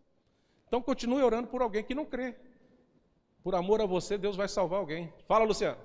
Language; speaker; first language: Portuguese; native; Portuguese